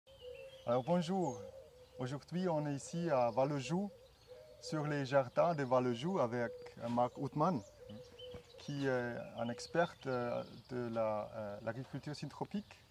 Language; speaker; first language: French; non-native, fluent; German